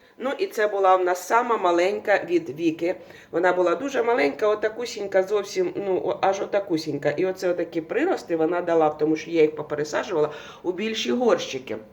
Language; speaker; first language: Ukrainian; non-native, local second language; Russian